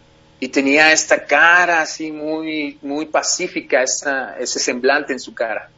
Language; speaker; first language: Spanish; native; Spanish